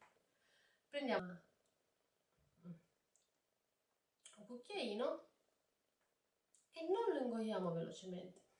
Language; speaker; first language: Italian; native; Italian